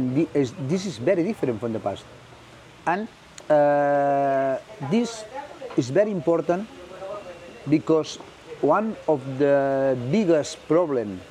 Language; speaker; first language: English; non-native, learner; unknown